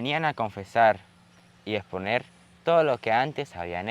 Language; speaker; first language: Spanish; native; Spanish